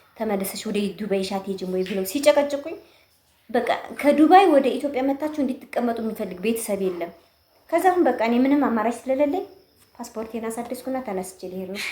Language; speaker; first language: Amharic; native; Amharic